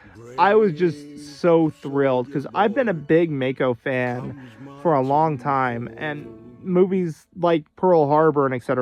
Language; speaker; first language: English; native; English